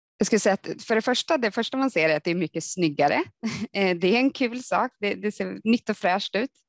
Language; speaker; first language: Swedish; native; Swedish